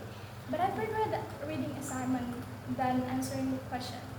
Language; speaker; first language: English; non-native, learner; Indonesian